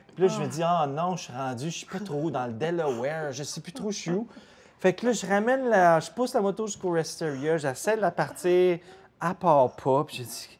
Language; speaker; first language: French; native; French